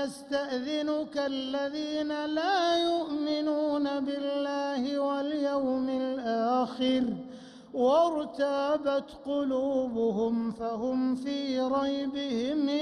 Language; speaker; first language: Arabic; native; Arabic